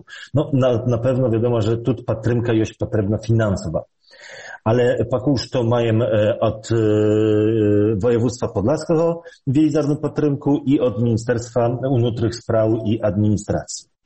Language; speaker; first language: Belarusian; early bilingual, heritage; Polish